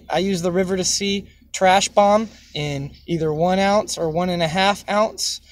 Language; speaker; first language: English; native; English